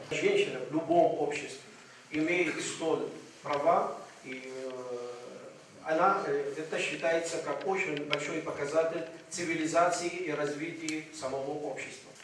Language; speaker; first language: Russian; non-native, fluent; Arabic